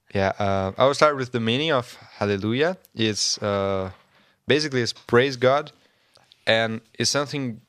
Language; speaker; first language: English; non-native, learner; Portuguese